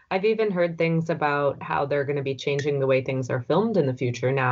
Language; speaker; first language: English; native; English